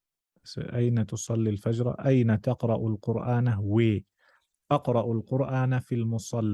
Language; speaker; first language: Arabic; non-native, fluent; English